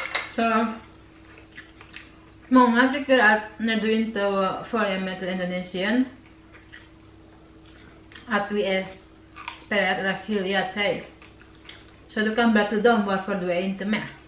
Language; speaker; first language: Swedish; non-native, learner; Indonesian